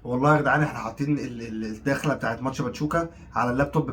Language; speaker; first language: Arabic; native; Arabic